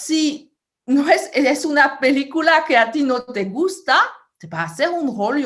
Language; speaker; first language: Spanish; non-native, fluent; French